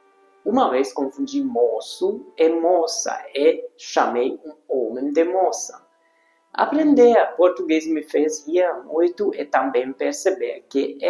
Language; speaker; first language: Portuguese; non-native, fluent; Hungarian